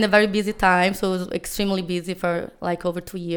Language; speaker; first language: English; non-native, fluent; Portuguese